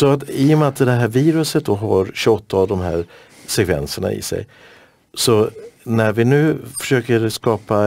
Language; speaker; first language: Swedish; native; Swedish